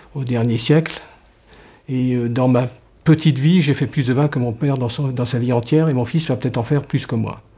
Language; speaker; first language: French; native; French